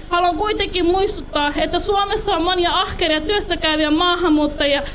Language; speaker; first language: Finnish; early bilingual, other home language; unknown